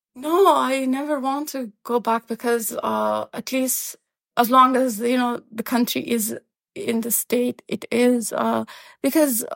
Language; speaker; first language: English; non-native, fluent; Pashto